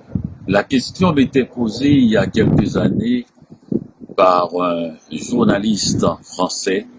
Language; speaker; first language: French; non-native, local second language; Haitian Creole